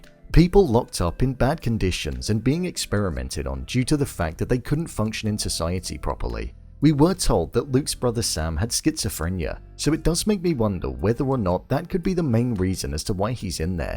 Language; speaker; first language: English; native; English